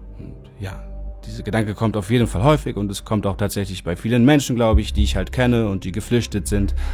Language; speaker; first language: German; non-native, fluent; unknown